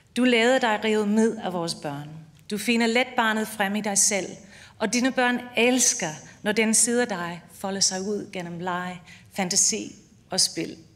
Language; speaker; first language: Danish; non-native, fluent; English